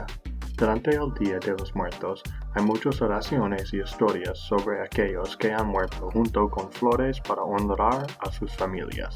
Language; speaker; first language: Spanish; non-native, learner; English